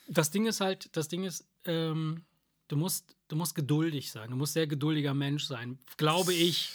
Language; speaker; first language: German; early bilingual, other home language; Italian